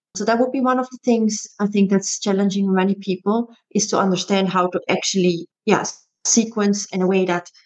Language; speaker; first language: English; non-native, fluent; German